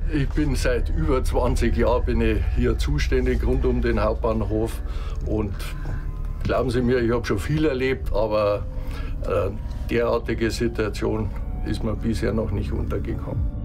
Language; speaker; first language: German; native; German